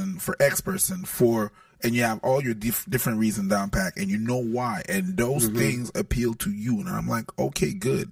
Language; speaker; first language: English; non-native, fluent; French